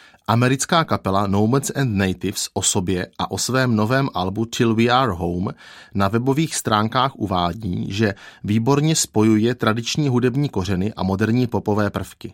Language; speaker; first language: Czech; native; Czech